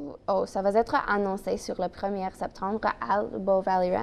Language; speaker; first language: French; non-native, local second language; English